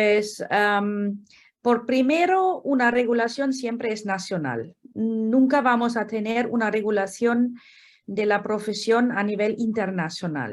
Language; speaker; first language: Spanish; non-native, fluent; German